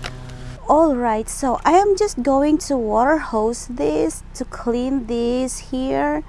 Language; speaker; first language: English; non-native, local second language; Filipino